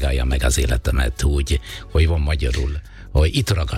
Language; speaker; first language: Hungarian; non-native, fluent; Italian